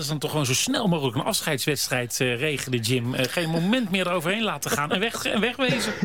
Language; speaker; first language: Dutch; native; Dutch